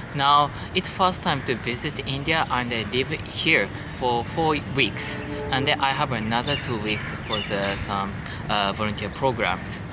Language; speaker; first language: English; non-native, learner; Japanese